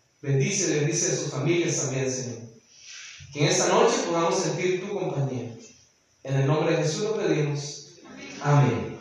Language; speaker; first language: Spanish; native; Spanish